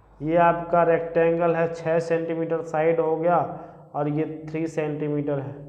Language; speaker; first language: Hindi; native; Hindi